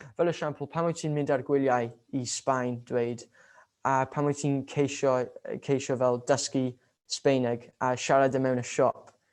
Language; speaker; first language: Welsh; non-native, local second language; English